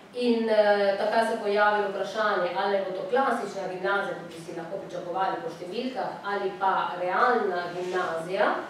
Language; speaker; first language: Slovenian; native; Slovenian